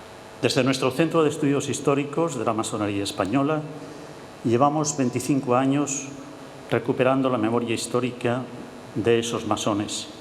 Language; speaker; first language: Spanish; native; Spanish